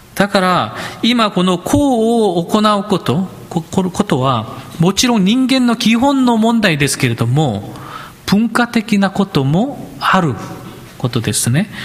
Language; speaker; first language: Japanese; non-native, fluent; Korean